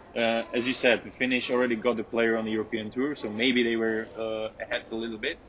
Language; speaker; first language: English; non-native, learner; Czech